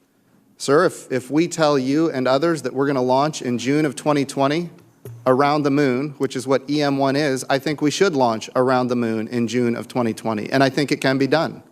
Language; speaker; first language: English; native; English